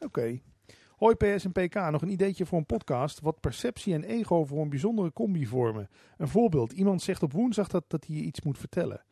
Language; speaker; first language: Dutch; native; Dutch